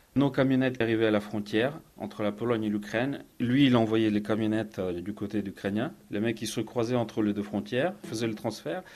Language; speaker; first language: French; non-native, fluent; Ukrainian